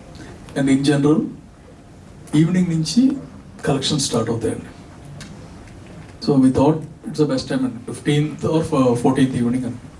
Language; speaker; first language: Telugu; native; Telugu